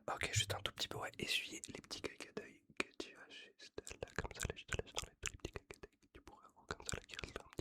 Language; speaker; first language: French; native; French